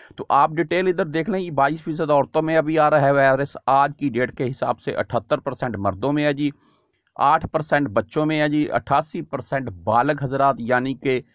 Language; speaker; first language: Urdu; native; Urdu